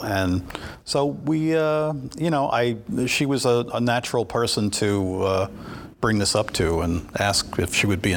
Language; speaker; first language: English; native; English